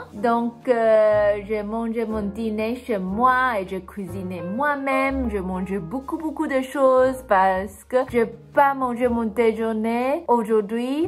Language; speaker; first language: French; non-native, learner; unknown